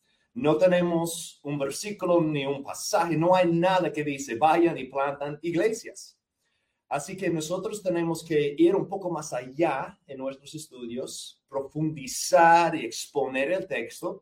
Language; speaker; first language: Spanish; non-native, fluent; English